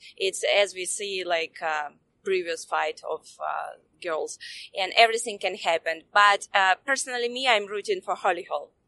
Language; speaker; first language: English; non-native, fluent; Russian